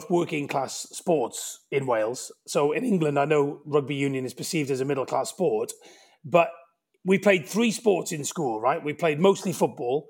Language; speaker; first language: English; native; English